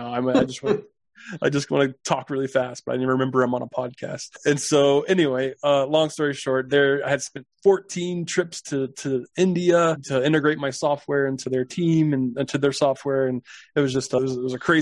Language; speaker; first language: English; native; English